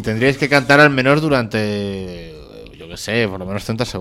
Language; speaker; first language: Spanish; native; Spanish